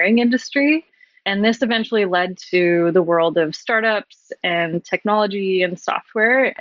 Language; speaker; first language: English; native; English